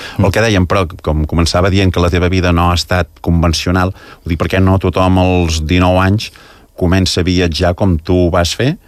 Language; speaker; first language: Catalan; native; Catalan